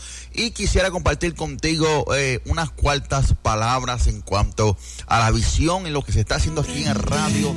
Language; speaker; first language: Spanish; native; Spanish